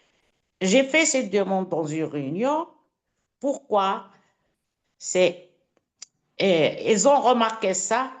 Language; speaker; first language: French; non-native, fluent; Italian